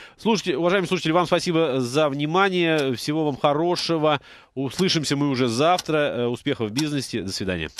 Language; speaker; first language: Russian; native; Russian